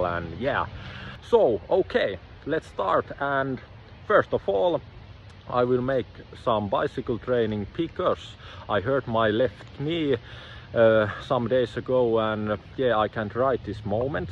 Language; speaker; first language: English; non-native, learner; Finnish